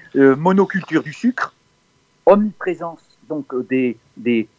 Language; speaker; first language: French; native; French